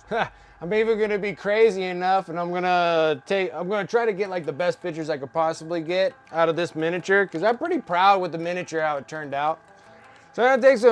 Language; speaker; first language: English; native; English